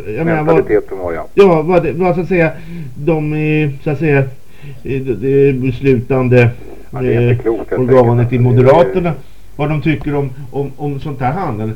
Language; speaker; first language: Swedish; native; Swedish